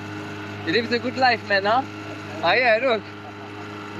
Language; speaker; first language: English; non-native, learner; French